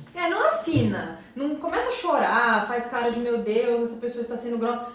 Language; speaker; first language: Portuguese; native; Portuguese